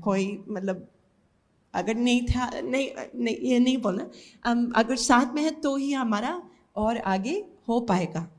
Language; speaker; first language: Hindi; non-native, learner; English